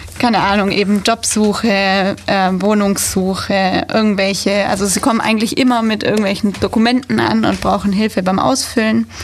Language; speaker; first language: German; native; German